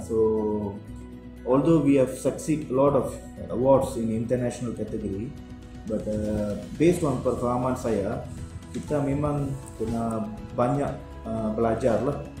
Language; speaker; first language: English; non-native, local second language; Tamil